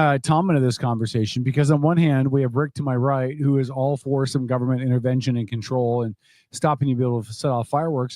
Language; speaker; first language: English; native; English